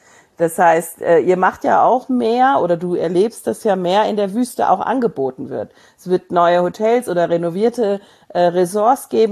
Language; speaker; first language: German; native; German